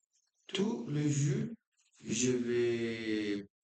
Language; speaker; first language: French; non-native, learner; Portuguese